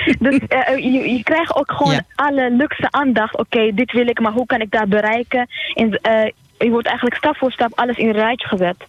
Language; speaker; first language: Dutch; non-native, fluent; Tigrinya